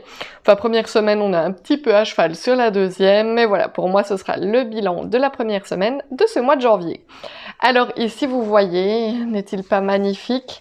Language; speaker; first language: French; native; French